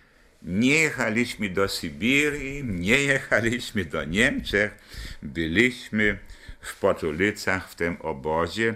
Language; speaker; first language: Polish; non-native, local second language; German